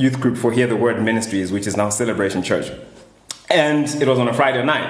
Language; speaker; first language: English; non-native, local second language; Shona